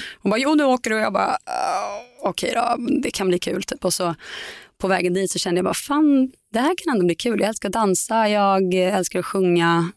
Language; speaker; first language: Swedish; native; Swedish